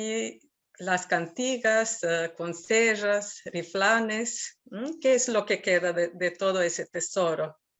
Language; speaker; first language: Spanish; non-native, fluent; Serbian